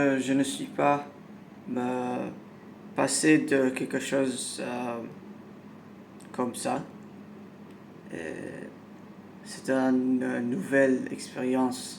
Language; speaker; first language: French; non-native, learner; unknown